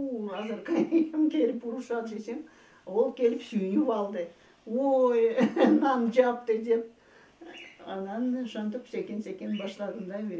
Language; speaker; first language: Kyrgyz; non-native, fluent; Russian